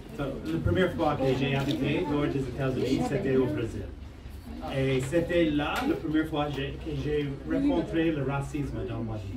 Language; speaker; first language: French; non-native, fluent; English